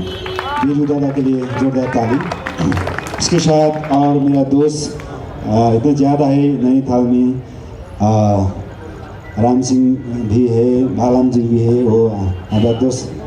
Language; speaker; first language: Hindi; non-native, learner; Nepali